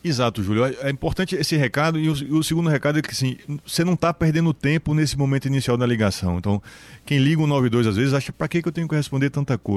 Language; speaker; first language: Portuguese; native; Portuguese